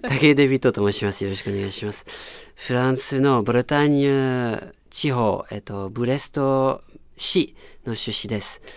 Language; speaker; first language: Japanese; non-native, fluent; French